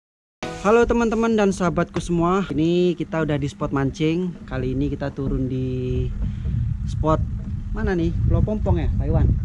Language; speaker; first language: Malay; native; Malay